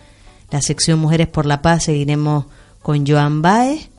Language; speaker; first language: Spanish; native; Spanish